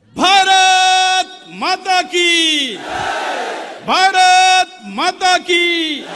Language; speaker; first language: Hindi; non-native, local second language; Marathi